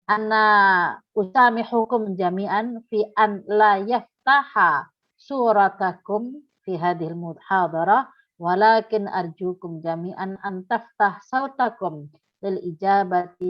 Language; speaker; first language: Arabic; non-native, fluent; Indonesian